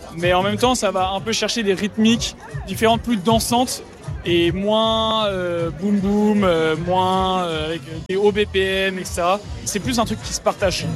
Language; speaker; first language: French; native; French